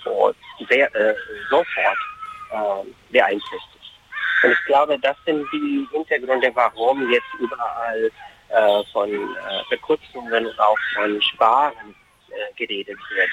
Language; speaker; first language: German; non-native, fluent; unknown